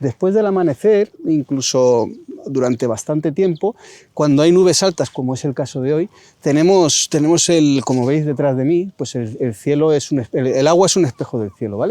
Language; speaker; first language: Spanish; native; Spanish